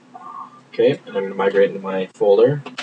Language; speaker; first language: English; native; English